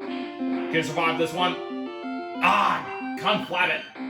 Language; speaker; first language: English; native; English